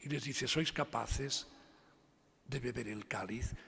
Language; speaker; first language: Spanish; non-native, local second language; Catalan